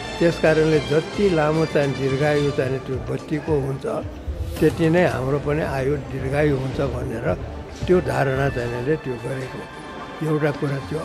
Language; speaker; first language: Nepali; non-native, local second language; Newari